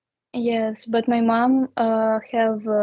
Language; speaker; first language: English; non-native, learner; Russian